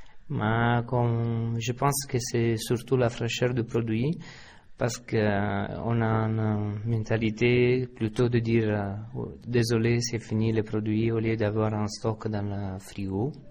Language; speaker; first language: French; non-native, fluent; Italian